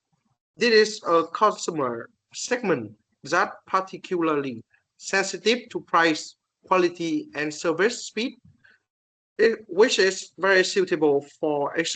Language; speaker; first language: English; non-native, learner; Vietnamese